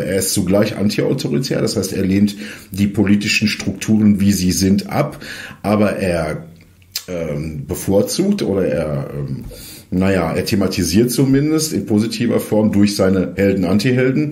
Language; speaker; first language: German; native; German